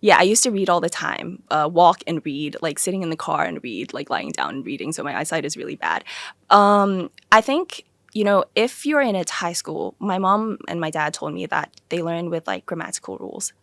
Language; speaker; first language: English; early bilingual, other home language; Thai